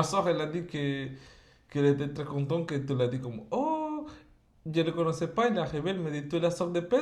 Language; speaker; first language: French; non-native, fluent; Spanish